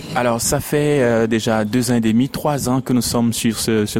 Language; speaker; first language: French; non-native, local second language; Ewe